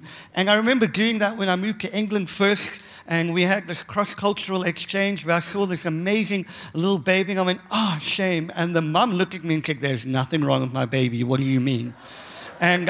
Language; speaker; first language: English; native; English